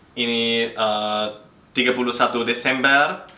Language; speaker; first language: Indonesian; non-native, learner; German